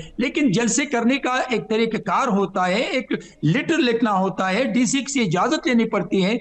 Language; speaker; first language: Urdu; non-native, local second language; Pashto